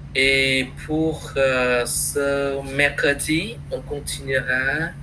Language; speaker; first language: French; non-native, fluent; Vietnamese